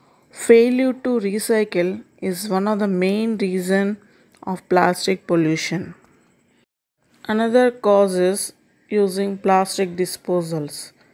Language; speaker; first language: English; non-native, local second language; Telugu